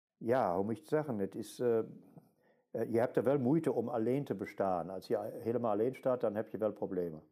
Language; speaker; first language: Dutch; non-native, fluent; German